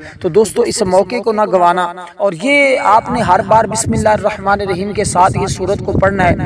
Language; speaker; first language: Urdu; non-native, local second language; Punjabi